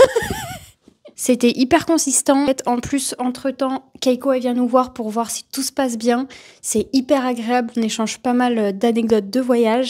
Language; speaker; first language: French; native; French